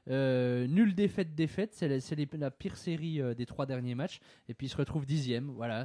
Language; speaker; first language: French; native; French